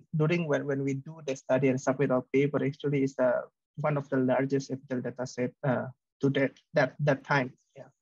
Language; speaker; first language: English; non-native, fluent; Indonesian